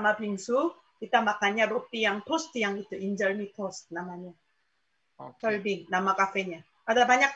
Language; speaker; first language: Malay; non-native, fluent; Korean